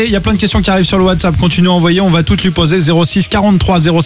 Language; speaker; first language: French; native; French